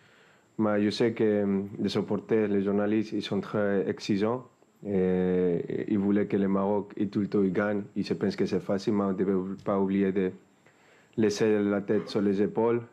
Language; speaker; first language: French; non-native, fluent; Spanish